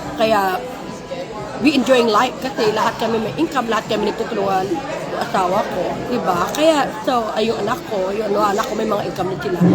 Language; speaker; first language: Filipino; non-native, local second language; Hiligaynon